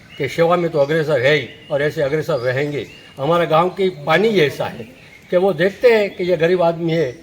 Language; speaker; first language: Hindi; non-native, local second language; Gujarati